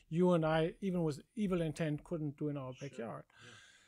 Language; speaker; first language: English; non-native, fluent; German